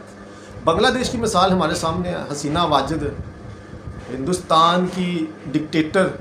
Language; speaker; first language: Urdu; non-native, local second language; Punjabi